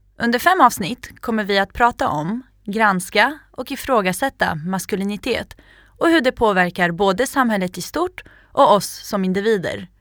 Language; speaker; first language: Swedish; native; Swedish